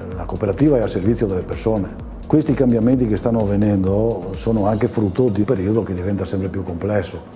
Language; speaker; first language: Italian; native; Italian